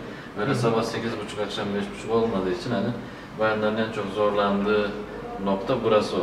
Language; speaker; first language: Turkish; native; Turkish